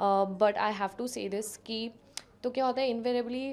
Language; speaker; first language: Hindi; native; Hindi